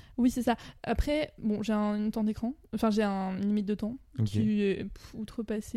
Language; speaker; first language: French; native; French